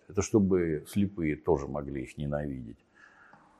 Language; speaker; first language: Russian; native; Russian